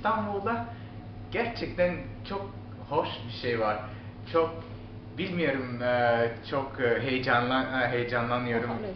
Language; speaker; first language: Turkish; non-native, learner; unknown